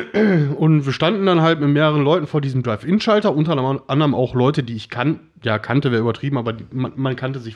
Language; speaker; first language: German; native; German